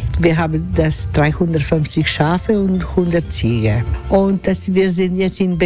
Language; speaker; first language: German; non-native, learner; Croatian